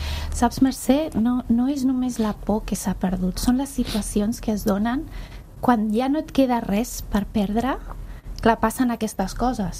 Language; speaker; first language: Catalan; non-native, fluent; Persian